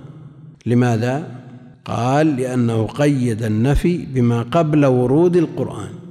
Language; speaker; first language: Arabic; native; Arabic